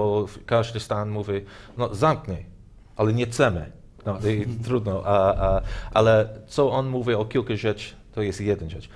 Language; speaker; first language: Polish; non-native, learner; English